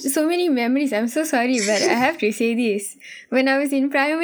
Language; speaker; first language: English; non-native, local second language; Tamil